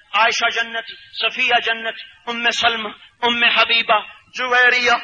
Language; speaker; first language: Urdu; native; Urdu